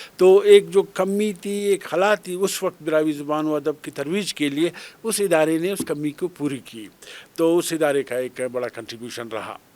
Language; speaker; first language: Urdu; non-native, local second language; Brahui